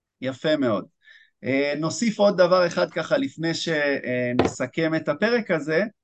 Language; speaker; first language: Hebrew; native; Hebrew